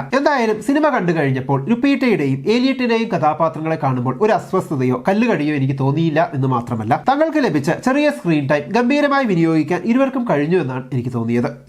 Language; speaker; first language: Malayalam; native; Malayalam